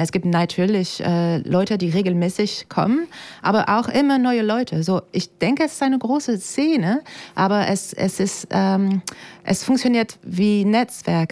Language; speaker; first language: German; non-native, fluent; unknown